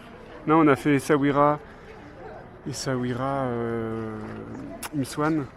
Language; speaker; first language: French; native; French